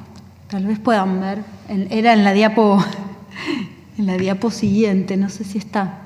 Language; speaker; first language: Spanish; native; Spanish